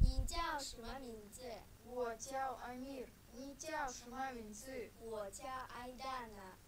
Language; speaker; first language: Chinese; non-native, learner; Kyrgyz